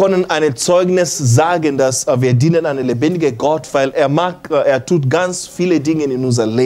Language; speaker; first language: German; non-native, learner; English